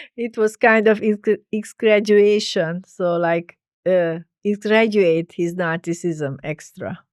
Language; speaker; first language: English; non-native, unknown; Hungarian